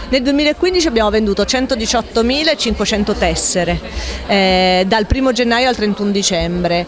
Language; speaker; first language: Italian; native; Italian